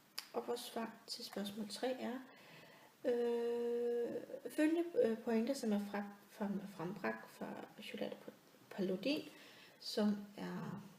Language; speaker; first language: Danish; native; Danish